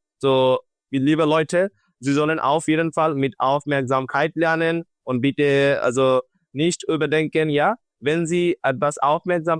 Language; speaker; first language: German; non-native, learner; Bangla